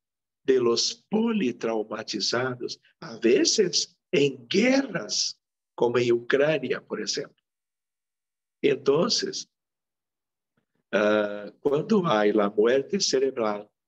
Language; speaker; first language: Spanish; non-native, local second language; Portuguese